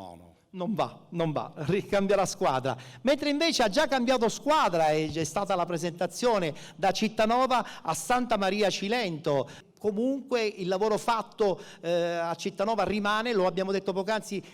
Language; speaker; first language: Italian; native; Italian